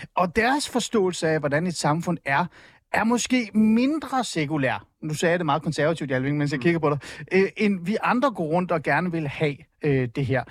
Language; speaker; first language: Danish; early bilingual, other home language; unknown